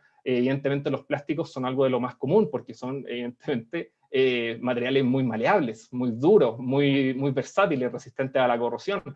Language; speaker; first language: Spanish; native; Spanish